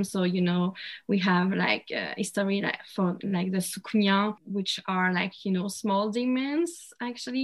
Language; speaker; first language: English; non-native, fluent; French